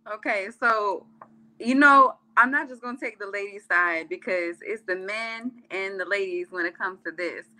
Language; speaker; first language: English; early bilingual, other home language; Arabic